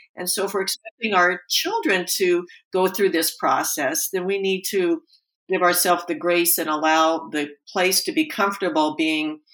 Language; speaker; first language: English; native; English